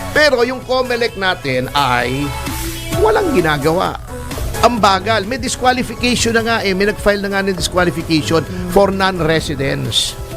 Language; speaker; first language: Filipino; native; Filipino